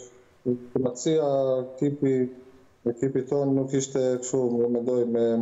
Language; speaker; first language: Albanian; non-native, learner; Croatian